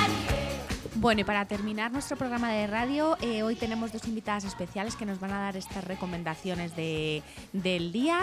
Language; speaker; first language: Spanish; native; Spanish